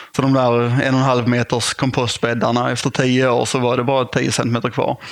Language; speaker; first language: Swedish; native; Swedish